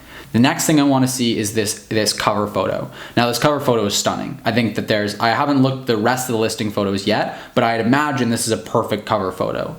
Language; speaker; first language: English; native; English